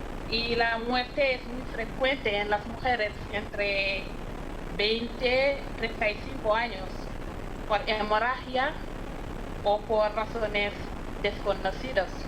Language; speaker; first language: Spanish; non-native, fluent; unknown